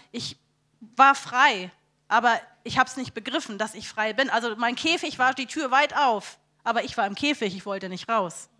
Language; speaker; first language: German; native; German